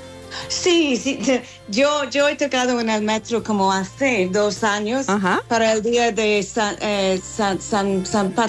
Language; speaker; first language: Spanish; non-native, fluent; English